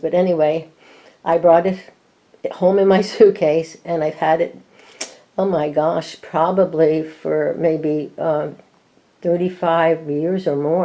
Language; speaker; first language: English; native; English